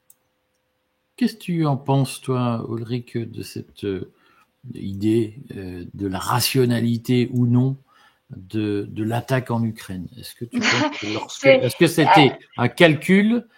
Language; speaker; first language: French; native; French